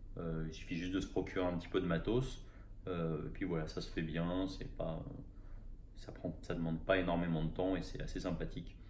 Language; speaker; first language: French; native; French